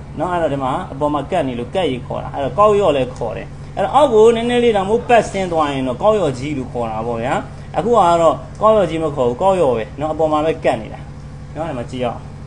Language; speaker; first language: Burmese; native; Burmese